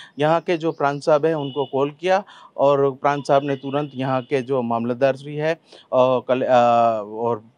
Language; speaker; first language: Hindi; non-native, local second language; Gujarati